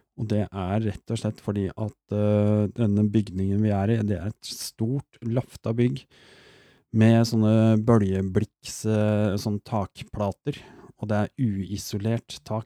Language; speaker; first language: Norwegian; native; Norwegian